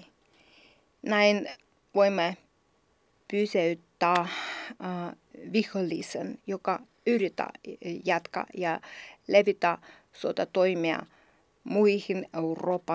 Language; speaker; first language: Finnish; non-native, learner; Ukrainian